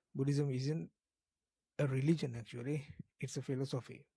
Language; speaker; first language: English; non-native, local second language; Sinhala